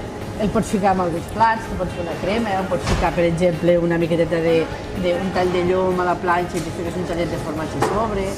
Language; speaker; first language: Catalan; native; Catalan